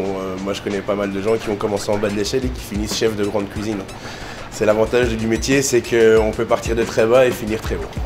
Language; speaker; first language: French; native; French